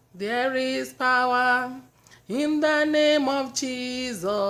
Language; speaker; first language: English; non-native, local second language; Yoruba